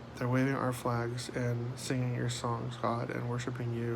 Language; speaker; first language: English; native; English